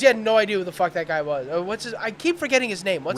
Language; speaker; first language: English; native; English